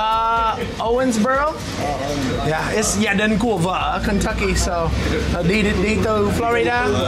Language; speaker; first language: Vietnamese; non-native, fluent; English